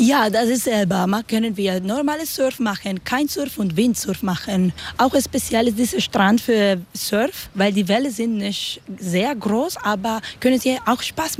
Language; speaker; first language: German; non-native, learner; Spanish